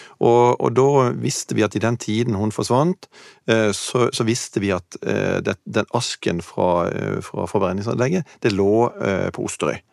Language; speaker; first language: Norwegian; native; Norwegian